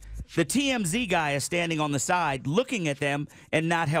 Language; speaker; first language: English; native; English